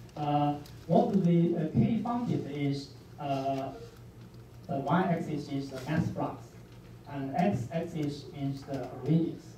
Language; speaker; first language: English; non-native, fluent; Chinese